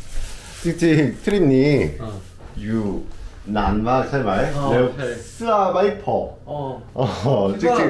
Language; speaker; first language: Thai; non-native, learner; Korean